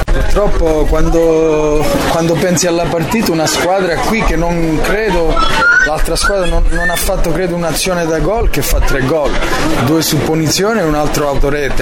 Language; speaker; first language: Italian; early bilingual, heritage; Italian